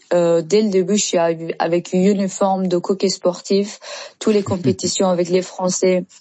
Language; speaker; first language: French; non-native, learner; Persian